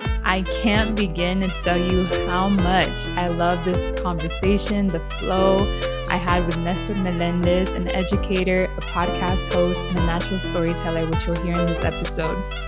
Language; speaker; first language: English; early bilingual, other home language; Spanish